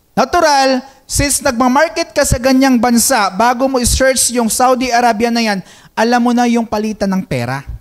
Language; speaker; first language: Filipino; non-native, local second language; Hiligaynon